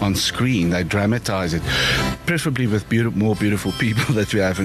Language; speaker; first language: English; non-native, local second language; Afrikaans